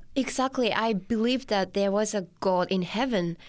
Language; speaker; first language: English; non-native, fluent; Japanese